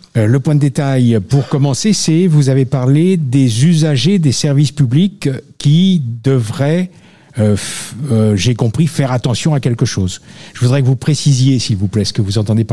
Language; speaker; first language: French; native; French